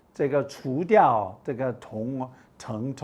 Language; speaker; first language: Chinese; non-native, fluent; English